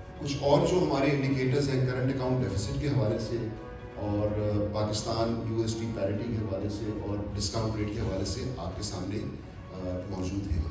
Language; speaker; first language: Urdu; native; Urdu